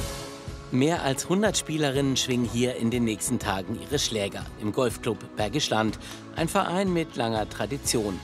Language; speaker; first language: German; native; German